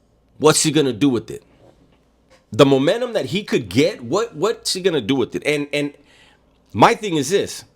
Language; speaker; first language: English; native; English